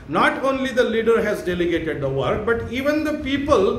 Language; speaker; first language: English; non-native, local second language; Marathi